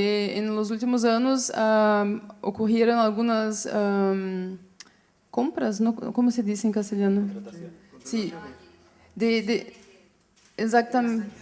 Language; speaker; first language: Spanish; non-native, fluent; Portuguese